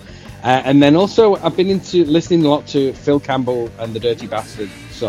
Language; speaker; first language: English; native; English